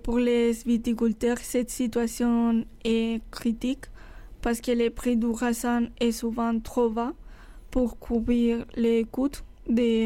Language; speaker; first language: French; non-native, fluent; Spanish